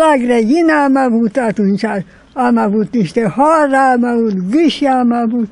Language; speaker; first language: Romanian; non-native, local second language; Hungarian